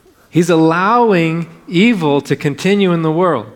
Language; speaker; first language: English; native; English